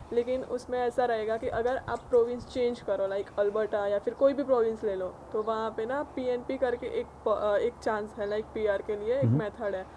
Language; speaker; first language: Hindi; non-native, local second language; Gujarati